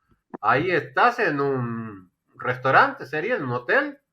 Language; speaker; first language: Spanish; native; Spanish